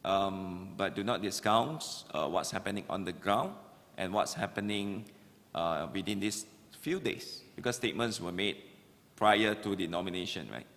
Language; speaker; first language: English; non-native, local second language; Malay